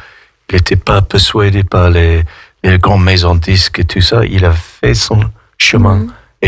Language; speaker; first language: French; non-native, fluent; English